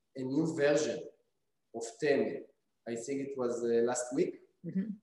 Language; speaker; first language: English; non-native, fluent; Hebrew